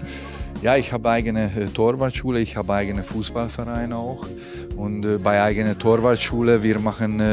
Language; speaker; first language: German; non-native, fluent; Hungarian